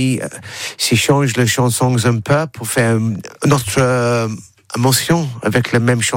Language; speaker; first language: French; non-native, learner; English